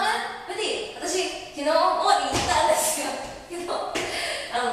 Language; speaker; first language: Japanese; non-native, learner; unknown